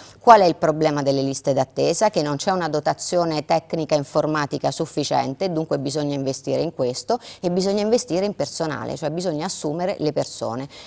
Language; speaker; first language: Italian; native; Italian